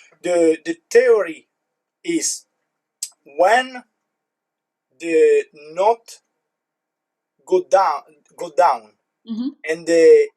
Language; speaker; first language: English; non-native, learner; Italian